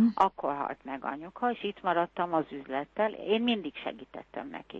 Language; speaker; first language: Hungarian; early bilingual, heritage; Hungarian